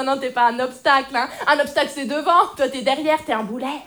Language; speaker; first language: French; native; French